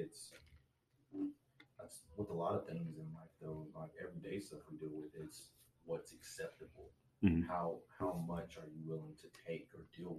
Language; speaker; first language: English; native; English